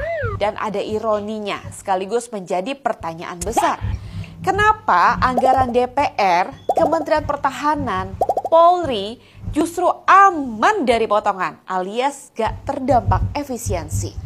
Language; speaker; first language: Indonesian; native; Indonesian